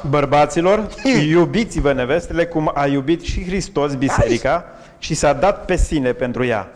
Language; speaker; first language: Romanian; native; Romanian